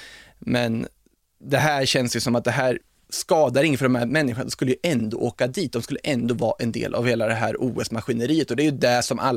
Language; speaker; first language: Swedish; native; Swedish